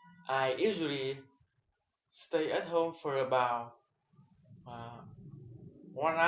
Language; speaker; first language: English; non-native, learner; Vietnamese